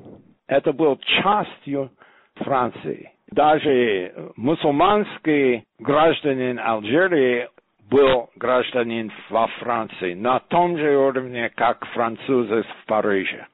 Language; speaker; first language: Russian; non-native, fluent; English